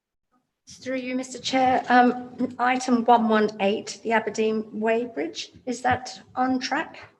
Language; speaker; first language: English; native; English